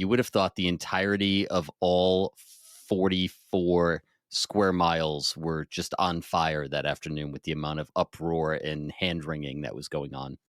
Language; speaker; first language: English; native; English